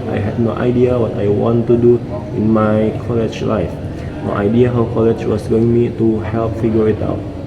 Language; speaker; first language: English; non-native, learner; Indonesian